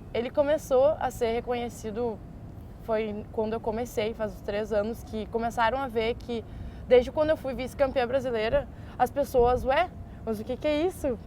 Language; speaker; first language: Portuguese; native; Portuguese